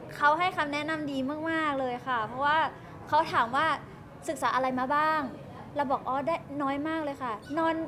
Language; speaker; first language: Thai; native; Thai